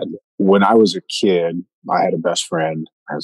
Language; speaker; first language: English; native; English